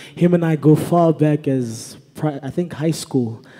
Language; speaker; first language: English; non-native, local second language; Zulu